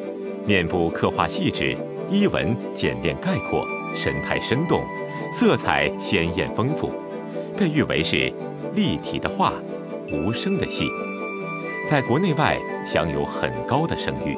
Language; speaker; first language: Chinese; native; Chinese